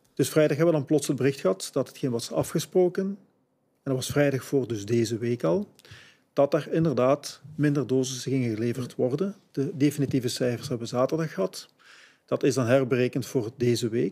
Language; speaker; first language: Dutch; native; Dutch